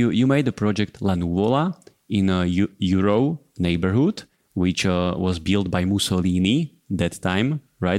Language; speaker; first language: English; non-native, fluent; Slovak